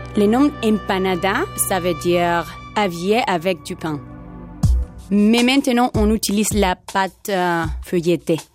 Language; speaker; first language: French; non-native, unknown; Spanish